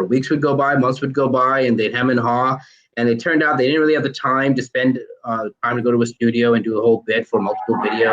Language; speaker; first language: English; native; English